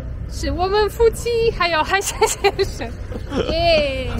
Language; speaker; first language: Chinese; non-native, fluent; Polish